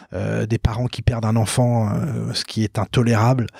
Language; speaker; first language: French; native; French